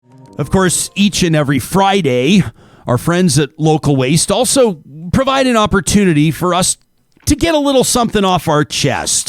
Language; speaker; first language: English; native; English